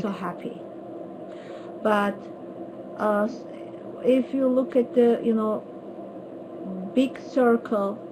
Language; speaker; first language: English; non-native, learner; Turkish